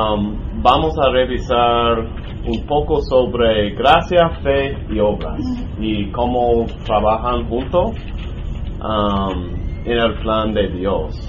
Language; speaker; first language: Spanish; non-native, learner; English